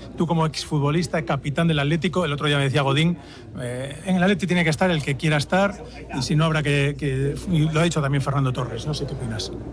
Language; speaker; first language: Spanish; native; Spanish